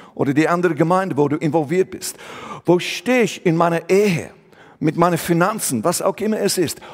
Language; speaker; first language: German; non-native, fluent; English